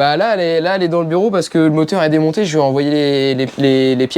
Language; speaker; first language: French; native; French